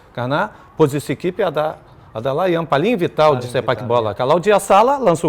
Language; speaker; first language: Indonesian; non-native, fluent; Portuguese